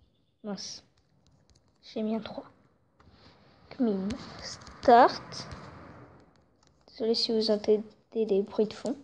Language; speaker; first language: French; native; French